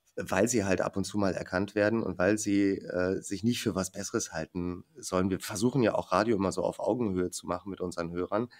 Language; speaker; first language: German; native; German